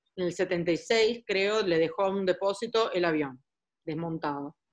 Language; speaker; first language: Spanish; early bilingual, heritage; Spanish